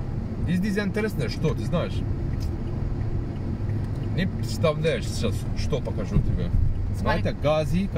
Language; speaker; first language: Russian; non-native, learner; Turkish